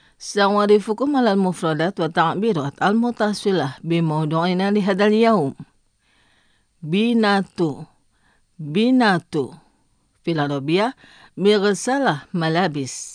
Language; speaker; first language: Arabic; non-native, fluent; Indonesian